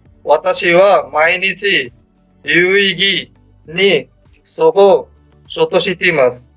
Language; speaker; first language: Japanese; non-native, learner; Bangla